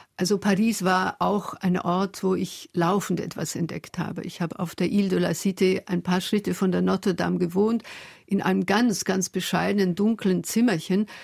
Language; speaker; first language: German; early bilingual, other home language; Hungarian